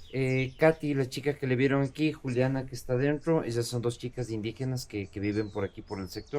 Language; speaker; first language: Spanish; native; Spanish